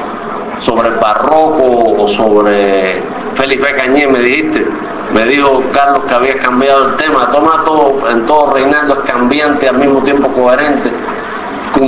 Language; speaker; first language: Spanish; native; Spanish